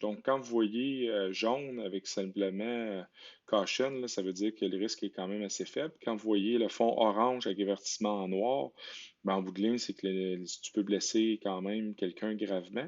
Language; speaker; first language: French; native; French